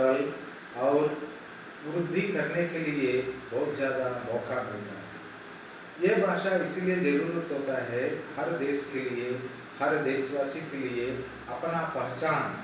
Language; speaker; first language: Hindi; non-native, local second language; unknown